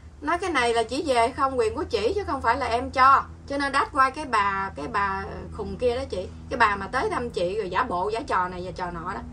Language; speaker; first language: Vietnamese; native; Vietnamese